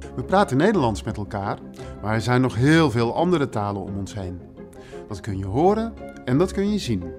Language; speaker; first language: Dutch; native; Dutch